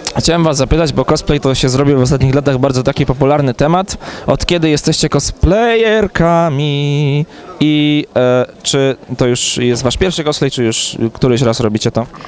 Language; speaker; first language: Polish; native; Polish